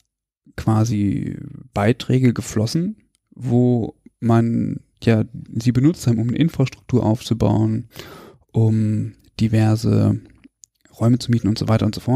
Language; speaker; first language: German; native; German